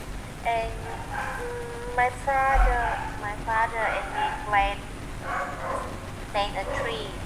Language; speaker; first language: English; non-native, learner; Vietnamese